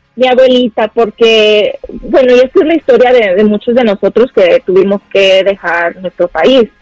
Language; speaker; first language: Spanish; native; Spanish